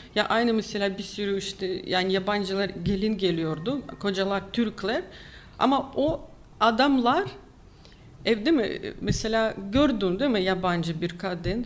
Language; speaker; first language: Turkish; non-native, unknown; Ukrainian